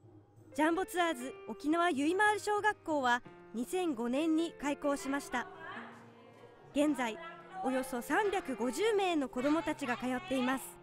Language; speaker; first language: Japanese; native; Japanese